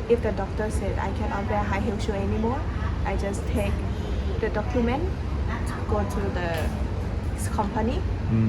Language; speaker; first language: English; non-native, learner; Thai